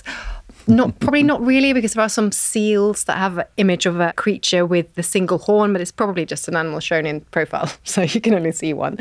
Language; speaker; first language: English; non-native, fluent; Norwegian